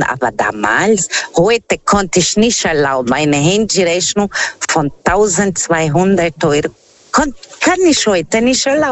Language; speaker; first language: German; non-native, fluent; Portuguese